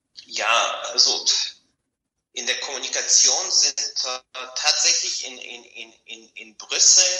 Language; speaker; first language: German; non-native, fluent; Bulgarian